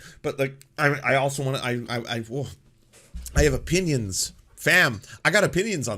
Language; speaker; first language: English; native; English